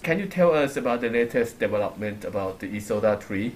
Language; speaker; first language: English; non-native, fluent; Thai